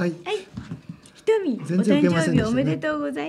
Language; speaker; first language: Japanese; native; Japanese